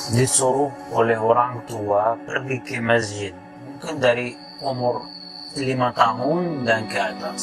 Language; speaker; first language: Indonesian; non-native, fluent; Arabic